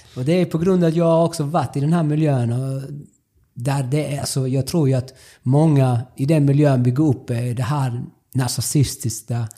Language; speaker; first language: Swedish; early bilingual, other home language; Spanish